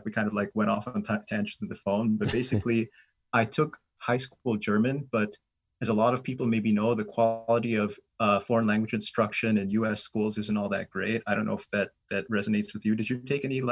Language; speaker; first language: English; native; English